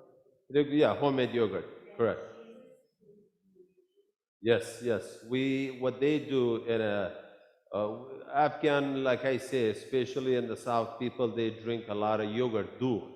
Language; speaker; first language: English; non-native, local second language; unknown